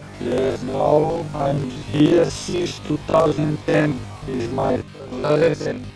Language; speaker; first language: English; non-native, learner; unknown